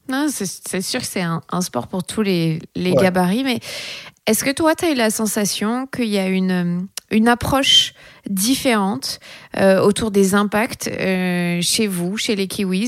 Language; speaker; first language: French; native; French